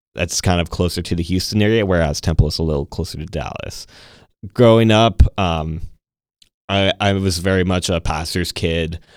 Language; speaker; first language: English; native; English